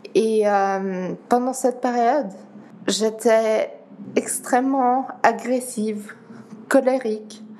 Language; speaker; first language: French; non-native, fluent; Dutch